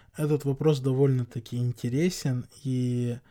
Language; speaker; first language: Russian; non-native, local second language; Chechen